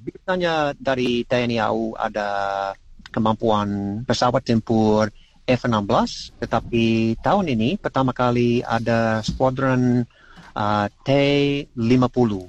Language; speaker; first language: Indonesian; non-native, learner; English